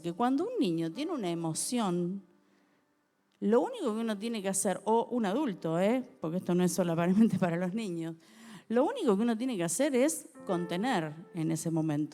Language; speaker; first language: Spanish; native; Spanish